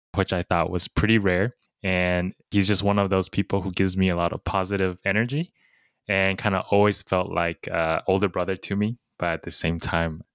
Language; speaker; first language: English; early bilingual, other home language; Chinese